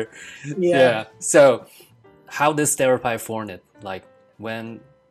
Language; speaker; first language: English; non-native, fluent; Chinese